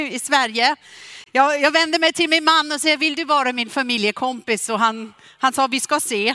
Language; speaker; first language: Swedish; non-native, fluent; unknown